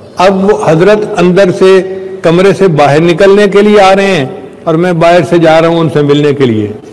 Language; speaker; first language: Urdu; non-native, local second language; Punjabi